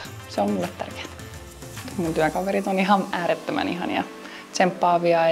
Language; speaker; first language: Finnish; native; Finnish